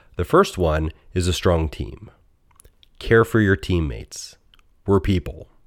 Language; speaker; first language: English; native; English